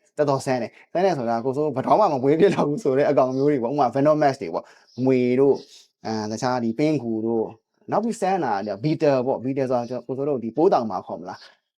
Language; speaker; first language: Burmese; native; Burmese